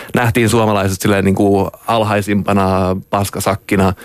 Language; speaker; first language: Finnish; early bilingual, heritage; Finnish